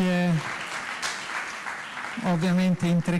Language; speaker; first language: Italian; native; Italian